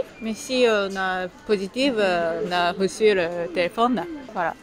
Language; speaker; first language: French; non-native, learner; Japanese